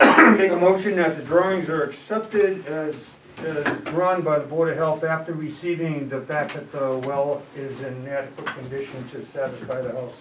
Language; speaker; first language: English; native; English